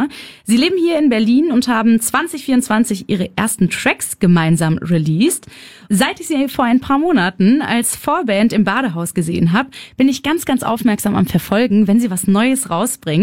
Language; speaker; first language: German; native; German